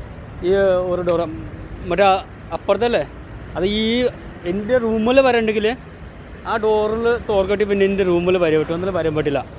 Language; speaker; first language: Malayalam; non-native, local second language; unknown